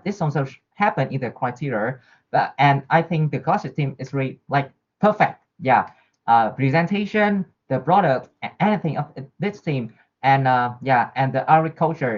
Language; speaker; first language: English; non-native, learner; Vietnamese